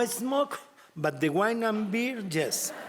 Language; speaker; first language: English; non-native, learner; Spanish